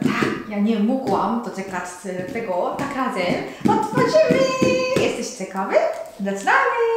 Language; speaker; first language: Polish; non-native, learner; Korean